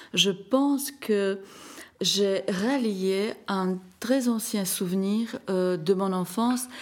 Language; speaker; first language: French; non-native, fluent; Slovak